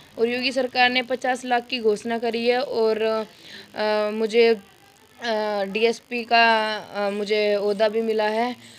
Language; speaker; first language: Hindi; native; Hindi